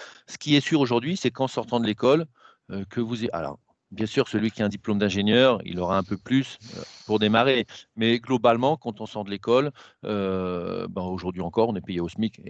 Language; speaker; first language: French; native; French